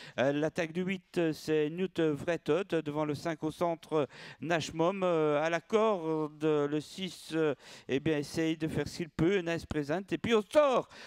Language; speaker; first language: French; native; French